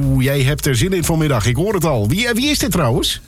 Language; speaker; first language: Dutch; native; Dutch